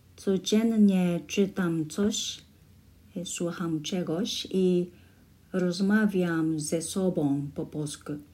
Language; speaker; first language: Polish; non-native, learner; Japanese